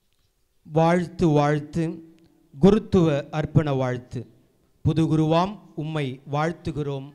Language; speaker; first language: Tamil; native; Tamil